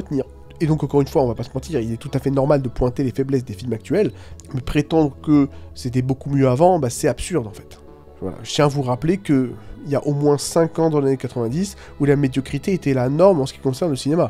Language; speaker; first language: French; native; French